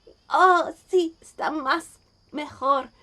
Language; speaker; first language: Spanish; non-native, learner; English